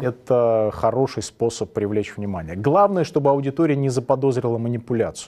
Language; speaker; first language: Russian; native; Russian